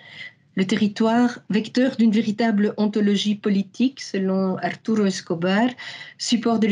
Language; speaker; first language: French; native; French